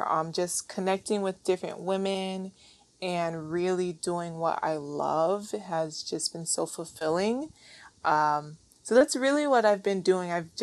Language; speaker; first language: English; native; English